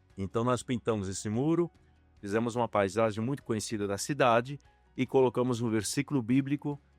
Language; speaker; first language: Portuguese; native; Portuguese